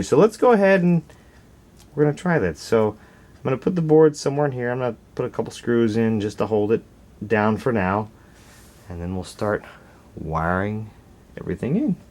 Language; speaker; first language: English; native; English